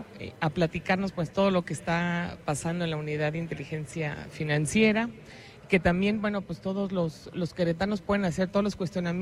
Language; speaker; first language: Spanish; native; Spanish